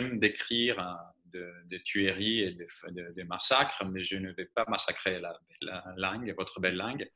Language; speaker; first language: French; non-native, fluent; Greek